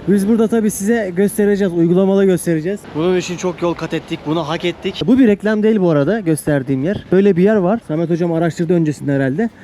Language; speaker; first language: Turkish; native; Turkish